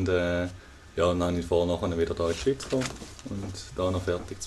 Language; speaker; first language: German; native; German